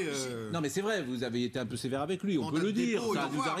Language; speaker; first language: French; native; French